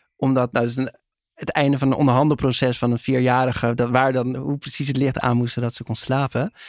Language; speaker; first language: Dutch; native; Dutch